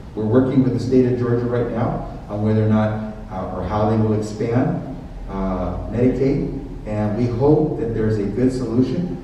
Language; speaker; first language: English; early bilingual, other home language; Spanish